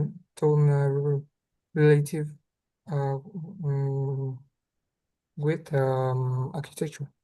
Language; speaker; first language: English; non-native, learner; Vietnamese